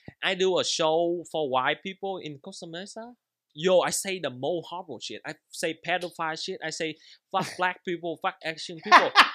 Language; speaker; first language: English; non-native, learner; Vietnamese